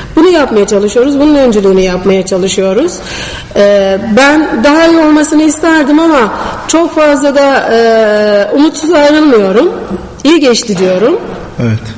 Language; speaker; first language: Turkish; native; Turkish